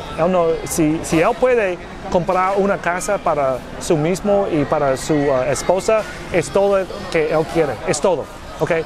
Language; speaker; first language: Spanish; non-native, learner; English